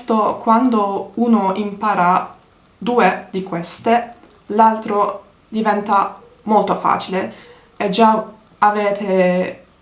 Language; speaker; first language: Italian; non-native, learner; Turkish